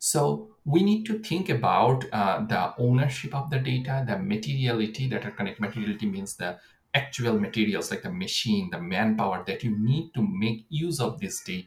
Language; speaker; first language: English; non-native, local second language; Bangla